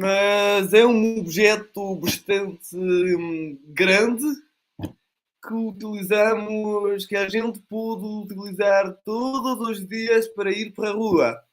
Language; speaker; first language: Portuguese; non-native, fluent; Italian